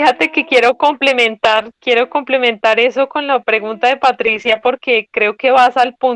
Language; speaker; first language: Spanish; native; Spanish